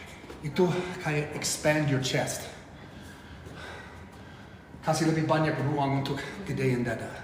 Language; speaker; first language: Indonesian; non-native, fluent; English